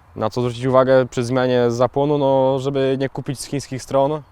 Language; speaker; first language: Polish; native; Polish